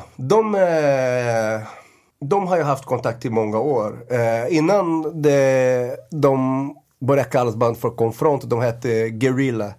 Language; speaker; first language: Swedish; non-native, fluent; Portuguese